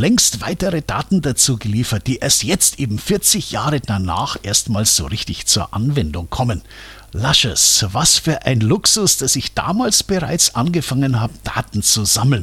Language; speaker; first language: German; native; German